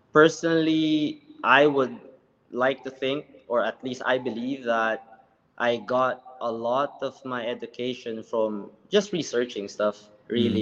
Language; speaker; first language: English; non-native, local second language; Filipino